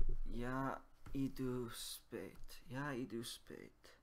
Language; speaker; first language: Russian; non-native, learner; English